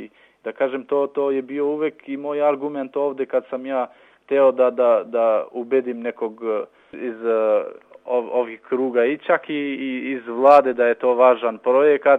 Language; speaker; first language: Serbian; non-native, local second language; Albanian